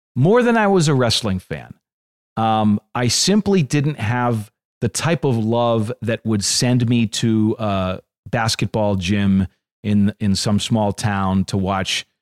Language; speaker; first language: English; native; English